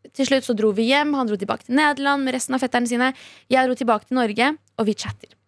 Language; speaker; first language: Norwegian; early bilingual, other home language; Kurdish